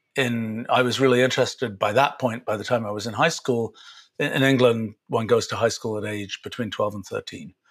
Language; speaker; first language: English; native; English